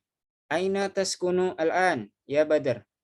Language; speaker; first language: Arabic; non-native, fluent; Indonesian